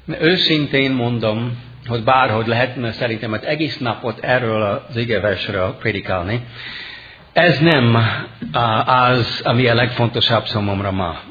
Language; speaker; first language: Hungarian; non-native, fluent; English